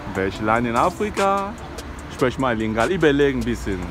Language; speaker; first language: German; non-native, learner; Lingala